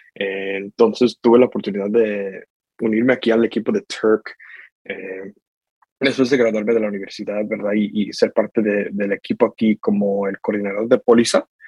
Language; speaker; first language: Spanish; early bilingual, heritage; Spanish